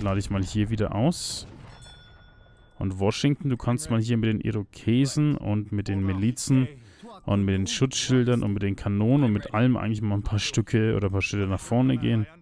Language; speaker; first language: German; native; German